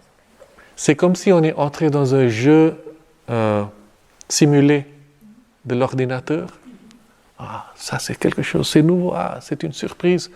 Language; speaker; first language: French; non-native, fluent; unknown